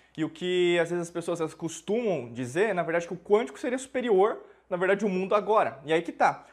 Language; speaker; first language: Portuguese; native; Portuguese